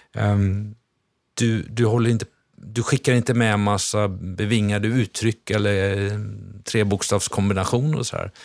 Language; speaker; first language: Swedish; native; Swedish